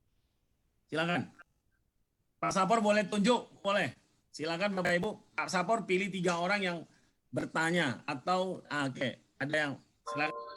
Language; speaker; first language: Indonesian; native; Indonesian